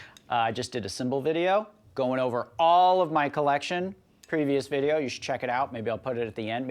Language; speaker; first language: English; native; English